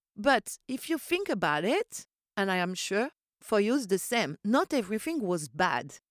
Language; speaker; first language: English; non-native, fluent; French